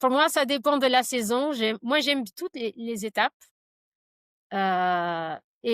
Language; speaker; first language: French; non-native, fluent; Albanian